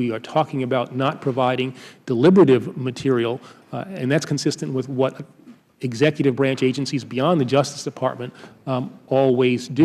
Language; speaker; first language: English; native; English